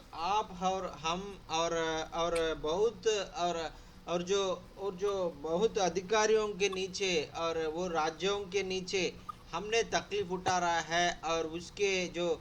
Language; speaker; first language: Hindi; non-native, local second language; Telugu